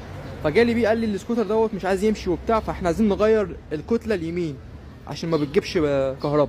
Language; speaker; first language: Arabic; native; Arabic